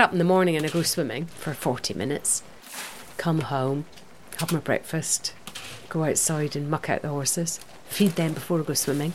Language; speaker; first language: English; native; English